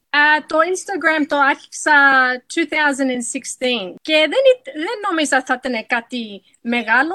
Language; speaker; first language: Greek; early bilingual, heritage; English